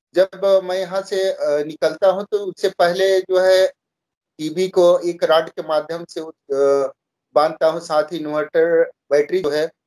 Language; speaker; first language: Hindi; native; Hindi